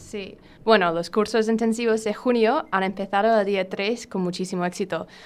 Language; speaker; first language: Spanish; non-native, fluent; English